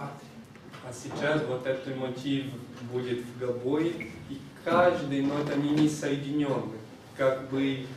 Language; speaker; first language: Russian; non-native, fluent; Portuguese